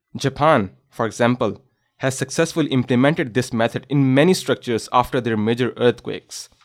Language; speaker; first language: English; non-native, local second language; Urdu